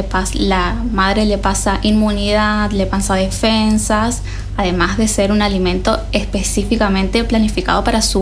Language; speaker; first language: Spanish; native; Spanish